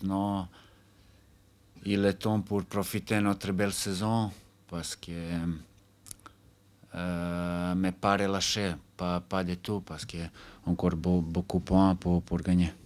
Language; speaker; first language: French; non-native, fluent; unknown